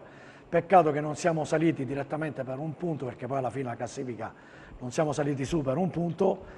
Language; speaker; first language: Italian; native; Italian